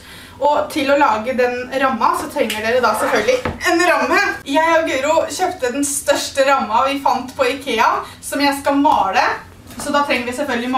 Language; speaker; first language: Norwegian; native; Norwegian